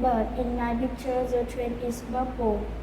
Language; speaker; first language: English; non-native, learner; Vietnamese